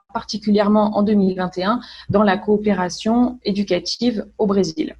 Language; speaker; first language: French; native; French